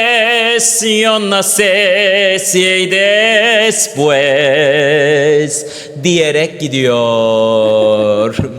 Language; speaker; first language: Spanish; non-native, learner; Turkish